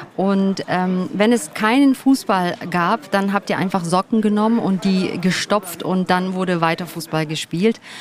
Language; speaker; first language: German; early bilingual, other home language; Turkish